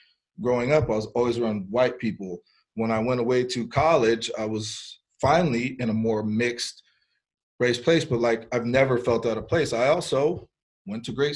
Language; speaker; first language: English; early bilingual, other home language; Spanish